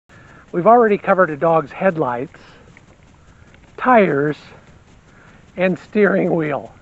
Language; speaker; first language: English; native; English